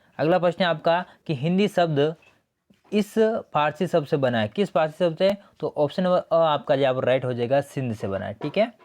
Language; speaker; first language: Hindi; native; Hindi